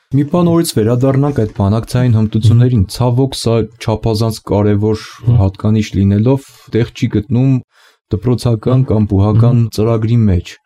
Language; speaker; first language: Armenian; native; Armenian